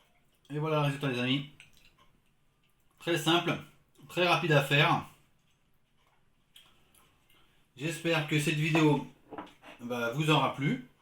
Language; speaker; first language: French; native; French